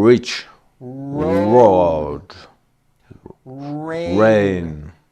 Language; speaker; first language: English; non-native, learner; Russian